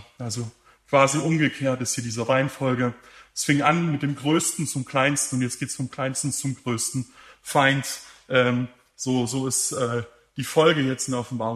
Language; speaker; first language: German; native; German